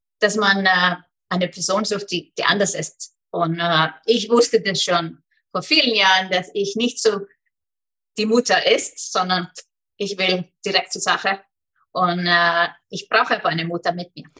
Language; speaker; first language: German; non-native, fluent; Icelandic